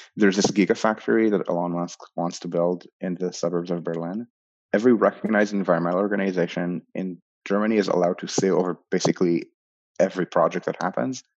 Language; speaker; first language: English; non-native, fluent; Hebrew